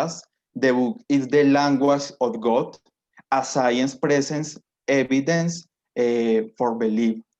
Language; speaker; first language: English; non-native, learner; Spanish